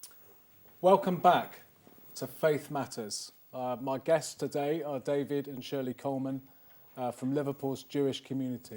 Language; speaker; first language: English; native; English